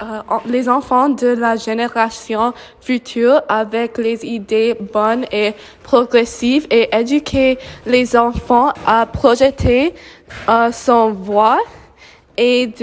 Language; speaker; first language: French; non-native, learner; English